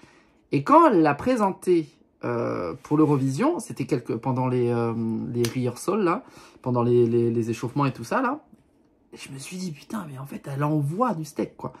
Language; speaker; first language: French; native; French